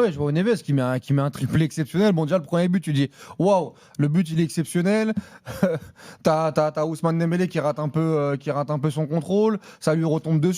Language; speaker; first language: French; native; French